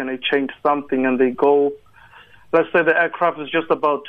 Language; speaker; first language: English; non-native, local second language; Tsonga